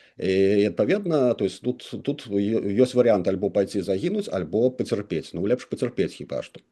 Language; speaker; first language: Belarusian; non-native, local second language; Russian